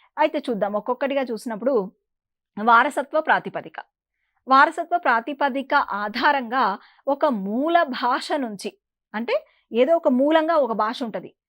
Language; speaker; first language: Telugu; native; Telugu